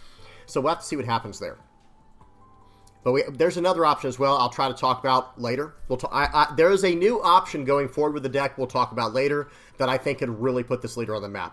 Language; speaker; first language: English; native; English